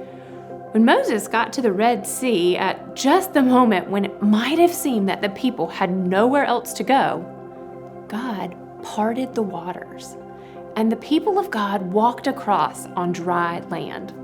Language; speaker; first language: English; native; English